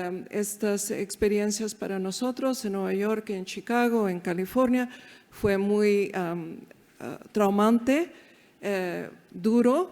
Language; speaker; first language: Spanish; early bilingual, heritage; Spanish